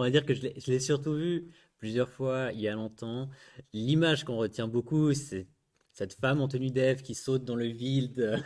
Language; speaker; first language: French; native; French